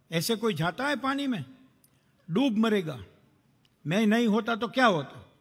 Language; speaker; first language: Hindi; non-native, local second language; Gujarati